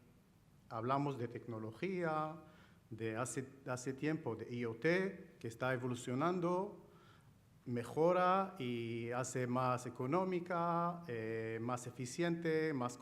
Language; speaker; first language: Spanish; non-native, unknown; Chinese